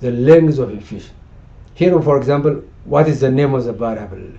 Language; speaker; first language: English; non-native, local second language; Amharic